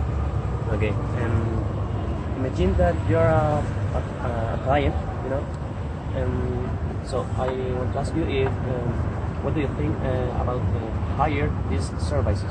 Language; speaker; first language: English; non-native, learner; Spanish